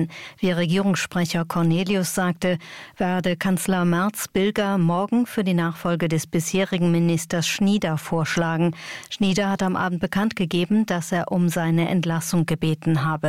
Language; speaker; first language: German; native; German